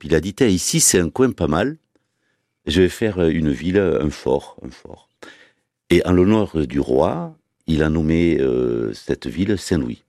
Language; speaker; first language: French; native; French